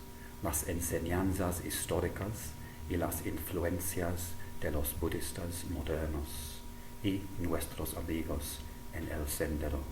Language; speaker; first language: Spanish; non-native, fluent; English